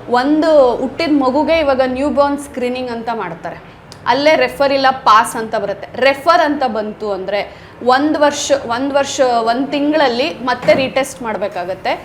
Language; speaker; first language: Kannada; native; Kannada